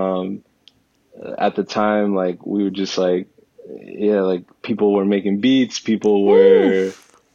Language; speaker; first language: English; early bilingual, other home language; Spanish